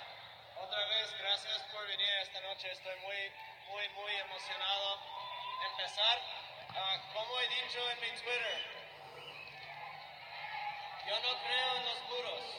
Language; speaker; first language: Spanish; non-native, fluent; English